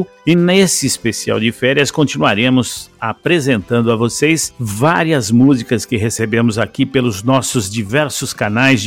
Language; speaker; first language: Portuguese; native; Portuguese